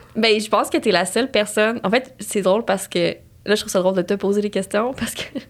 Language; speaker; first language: French; native; French